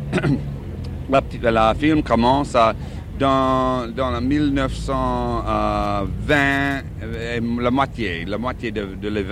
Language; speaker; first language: French; non-native, learner; English